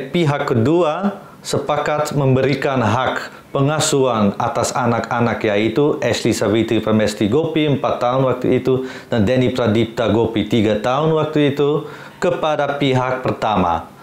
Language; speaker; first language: Indonesian; non-native, fluent; Dutch